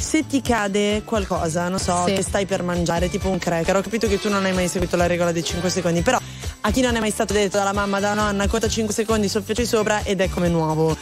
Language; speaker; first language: Italian; native; Italian